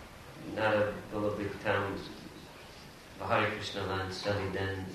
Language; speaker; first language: Russian; non-native, fluent; English